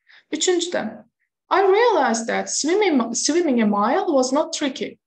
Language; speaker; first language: English; non-native, fluent; Azerbaijani